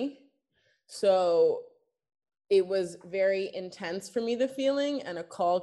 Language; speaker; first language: English; native; English